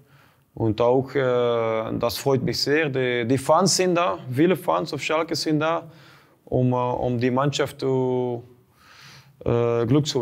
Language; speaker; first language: German; non-native, learner; Dutch